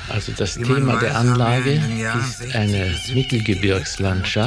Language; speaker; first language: German; native; German